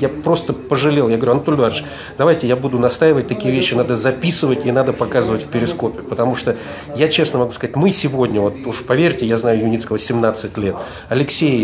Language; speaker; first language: Russian; native; Russian